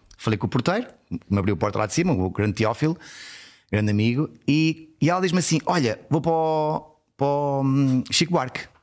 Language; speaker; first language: Portuguese; early bilingual, heritage; Portuguese